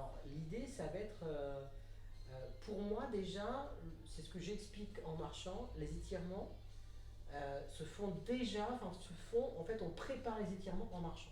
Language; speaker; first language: French; native; French